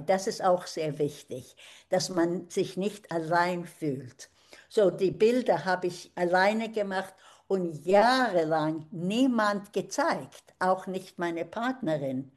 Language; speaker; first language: German; early bilingual, heritage; German